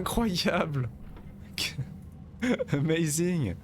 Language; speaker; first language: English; non-native, learner; French